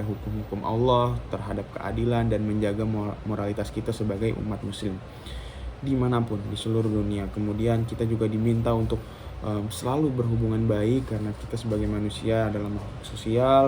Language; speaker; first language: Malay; non-native, local second language; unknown